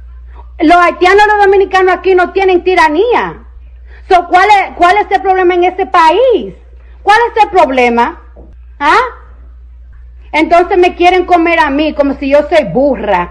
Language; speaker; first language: Spanish; early bilingual, heritage; Spanish